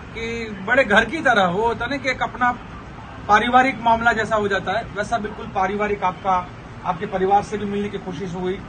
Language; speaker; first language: Hindi; non-native, local second language; Gujarati